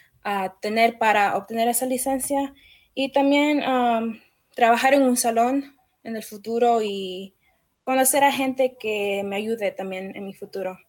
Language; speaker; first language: Spanish; early bilingual, heritage; Spanish